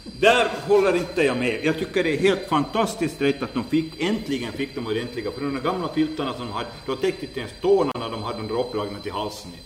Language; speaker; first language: Swedish; native; Swedish